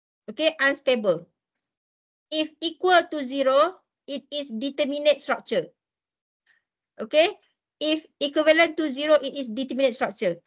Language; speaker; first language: English; non-native, local second language; Malay